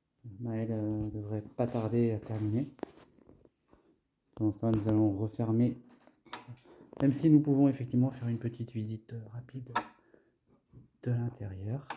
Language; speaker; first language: French; native; French